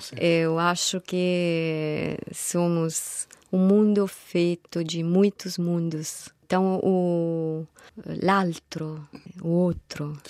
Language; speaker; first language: Portuguese; non-native, fluent; Italian